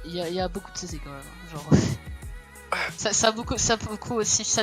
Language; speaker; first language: French; native; French